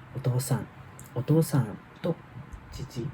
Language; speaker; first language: Japanese; non-native, learner; Manipuri